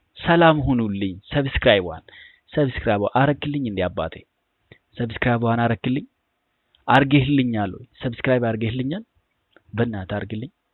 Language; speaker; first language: Amharic; non-native, local second language; Oromo